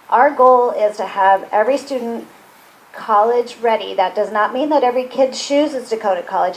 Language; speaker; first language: English; native; English